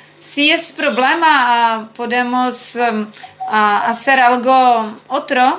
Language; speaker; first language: Spanish; non-native, learner; Czech